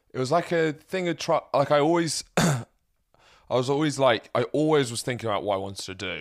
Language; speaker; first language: English; native; English